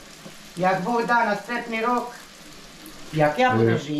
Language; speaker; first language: Polish; non-native, learner; Croatian